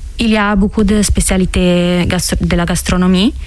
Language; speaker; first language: French; non-native, learner; Italian